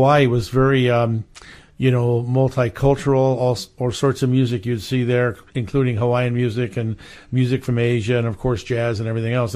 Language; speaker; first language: English; native; English